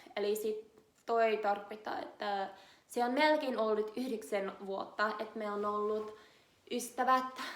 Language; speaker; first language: Finnish; non-native, learner; English